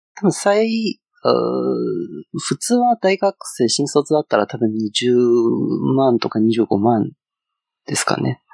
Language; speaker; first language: Japanese; non-native, fluent; Chinese